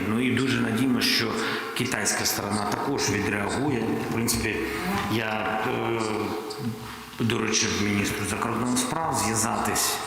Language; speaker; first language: Ukrainian; non-native, local second language; Russian